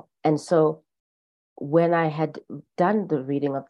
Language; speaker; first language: English; non-native, local second language; Xhosa